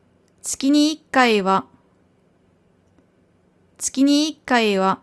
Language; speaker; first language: Japanese; non-native, fluent; German